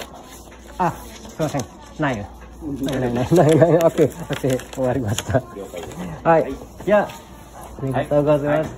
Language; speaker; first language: Japanese; non-native, learner; Indonesian